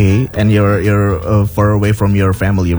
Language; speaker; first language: English; non-native, learner; Indonesian